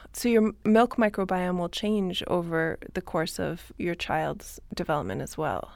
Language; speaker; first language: English; native; English